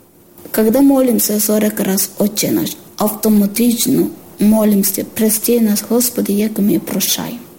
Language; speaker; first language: Ukrainian; non-native, learner; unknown